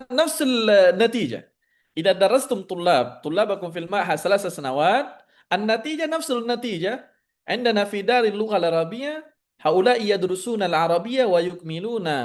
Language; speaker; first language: Arabic; non-native, fluent; Indonesian